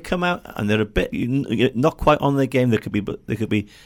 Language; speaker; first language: English; native; English